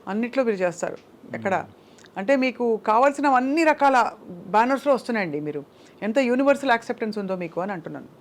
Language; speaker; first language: Telugu; native; Telugu